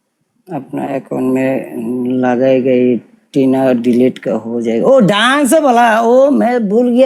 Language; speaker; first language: Hindi; non-native, learner; Bangla